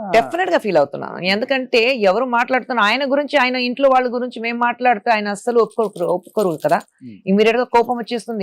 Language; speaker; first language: Telugu; non-native, fluent; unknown